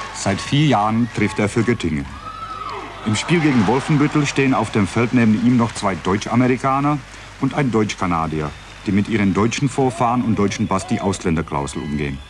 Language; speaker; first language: German; non-native, fluent; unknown